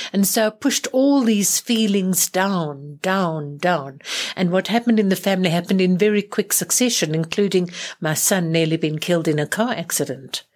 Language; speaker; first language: English; native; English